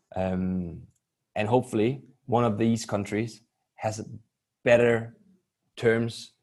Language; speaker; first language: English; non-native, fluent; Danish